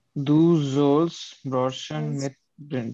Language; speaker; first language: German; non-native, learner; Urdu